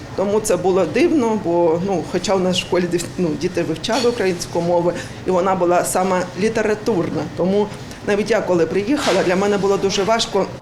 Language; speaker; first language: Ukrainian; non-native, local second language; Russian